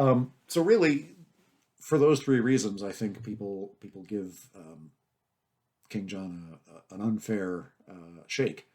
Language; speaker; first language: English; native; English